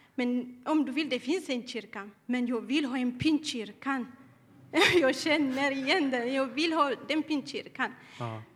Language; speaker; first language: Swedish; non-native, learner; Tigrinya